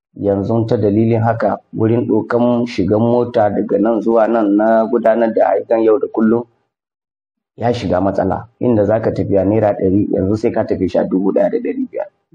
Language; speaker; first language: Hausa; non-native, local second language; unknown